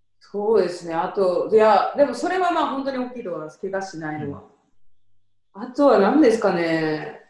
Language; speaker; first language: Japanese; native; Japanese